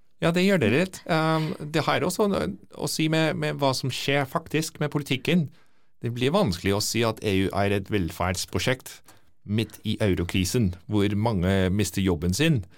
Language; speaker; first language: Norwegian; non-native, fluent; Dutch